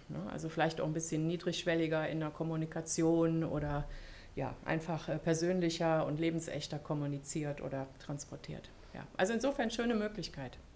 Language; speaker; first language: German; early bilingual, other home language; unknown